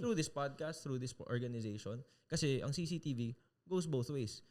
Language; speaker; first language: English; non-native, local second language; Filipino